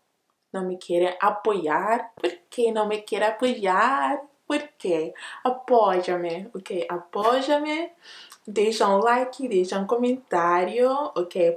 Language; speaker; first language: Portuguese; non-native, learner; Akan